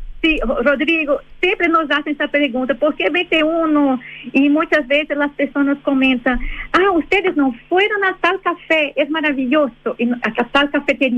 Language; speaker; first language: Spanish; non-native, fluent; Portuguese